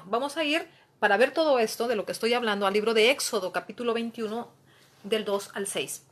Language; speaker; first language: Spanish; native; Spanish